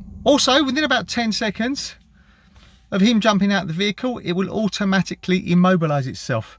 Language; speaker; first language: English; native; English